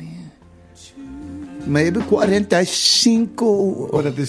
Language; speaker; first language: Spanish; non-native, learner; English